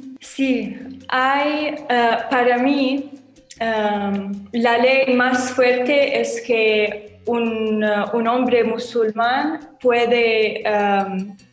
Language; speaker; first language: Spanish; non-native, learner; Arabic